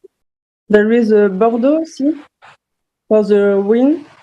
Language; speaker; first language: English; non-native, learner; French